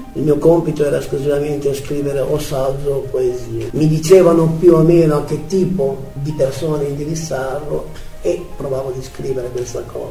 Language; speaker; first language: Italian; native; Italian